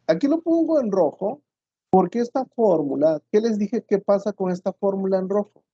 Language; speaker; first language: Spanish; native; Spanish